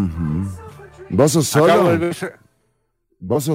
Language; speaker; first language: Spanish; native; Spanish